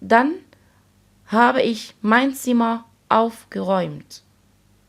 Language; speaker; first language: German; non-native, fluent; Arabic